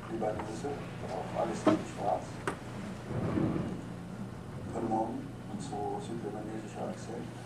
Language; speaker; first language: German; non-native, fluent; Arabic